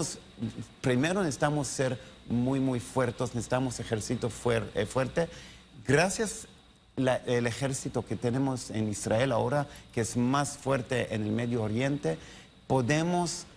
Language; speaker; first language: Spanish; non-native, learner; Hebrew